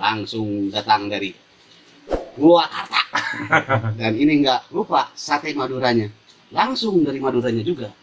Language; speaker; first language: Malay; non-native, local second language; Sundanese